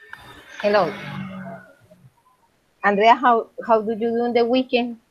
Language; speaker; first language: English; non-native, learner; Spanish